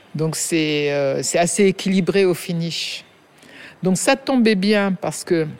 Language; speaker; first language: French; native; French